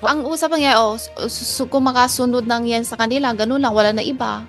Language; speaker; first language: Filipino; non-native, learner; Chinese